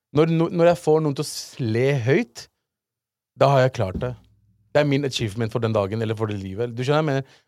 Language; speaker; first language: Norwegian; early bilingual, other home language; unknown